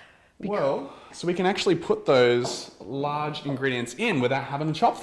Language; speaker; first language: English; native; English